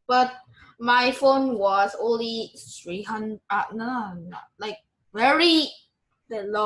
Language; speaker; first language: English; non-native, learner; Korean